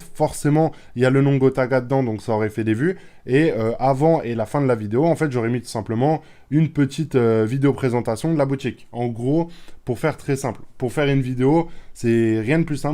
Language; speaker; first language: French; native; French